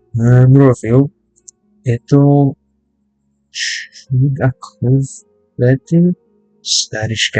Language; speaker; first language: Russian; non-native, learner; English